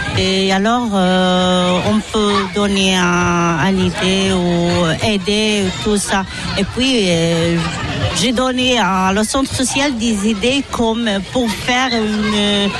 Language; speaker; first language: French; non-native, learner; Italian